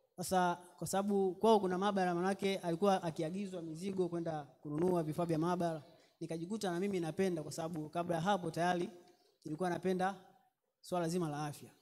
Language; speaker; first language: Swahili; native; Swahili